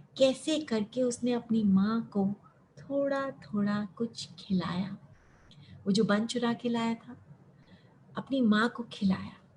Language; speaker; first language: Hindi; early bilingual, heritage; Hindi